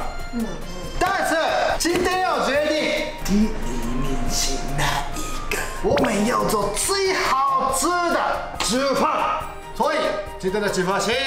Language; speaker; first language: Chinese; non-native, fluent; Japanese